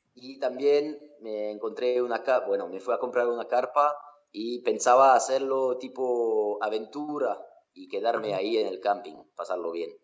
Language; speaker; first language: Spanish; non-native, fluent; French